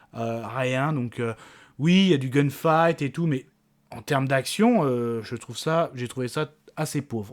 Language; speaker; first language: French; native; French